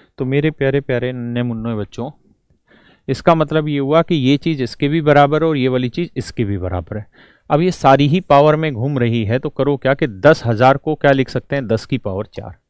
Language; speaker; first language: Hindi; native; Hindi